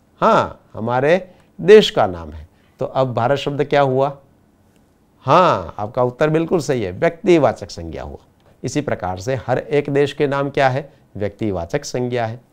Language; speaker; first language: Hindi; non-native, local second language; Gujarati